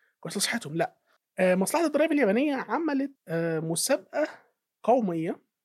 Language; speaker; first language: Arabic; native; Arabic